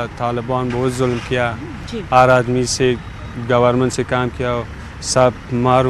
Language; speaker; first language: Hindi; non-native, learner; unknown